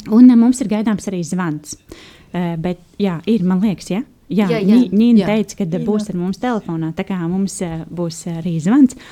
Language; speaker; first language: Latvian; native; Latvian